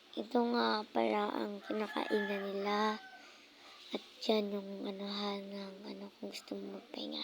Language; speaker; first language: Filipino; native; Filipino